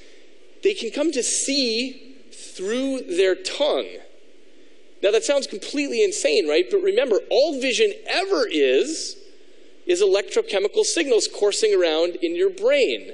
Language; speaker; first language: English; native; English